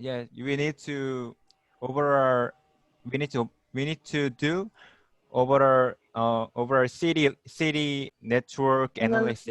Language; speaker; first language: English; non-native, learner; Korean